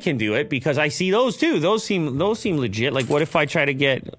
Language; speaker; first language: English; native; English